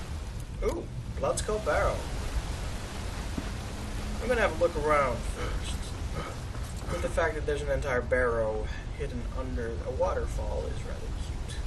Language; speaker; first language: English; native; English